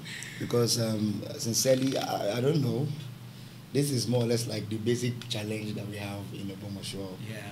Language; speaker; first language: English; non-native, local second language; Yoruba